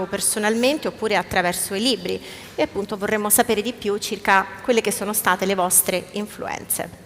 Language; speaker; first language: Italian; native; Italian